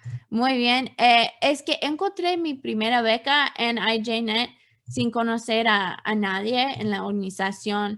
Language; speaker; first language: Spanish; non-native, fluent; English